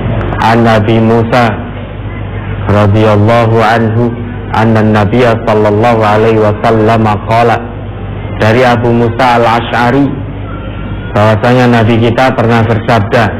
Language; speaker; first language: Indonesian; non-native, local second language; Javanese